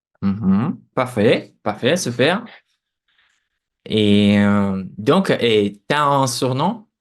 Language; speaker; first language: French; non-native, fluent; Portuguese